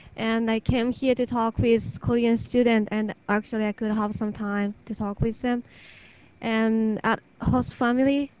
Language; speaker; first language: English; non-native, fluent; Japanese